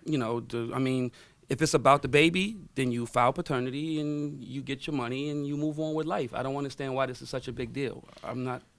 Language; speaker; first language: English; native; English